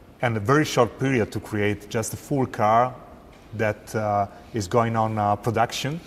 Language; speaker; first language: English; non-native, fluent; Italian